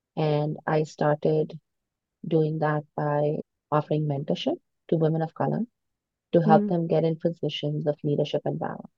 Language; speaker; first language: English; non-native, local second language; Hindi